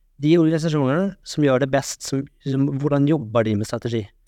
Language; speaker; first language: Swedish; non-native, fluent; Norwegian